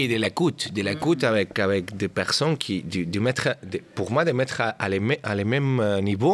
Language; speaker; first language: French; non-native, learner; Catalan